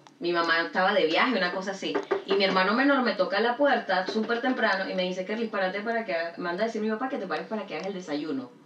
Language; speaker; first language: Spanish; native; Spanish